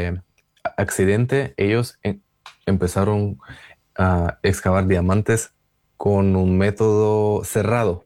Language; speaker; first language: Spanish; non-native, learner; Russian